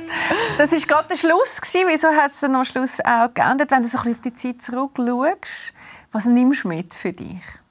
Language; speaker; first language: German; native; German